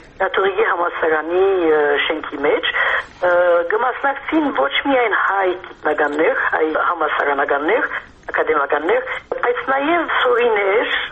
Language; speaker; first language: Armenian; early bilingual, heritage; Armenian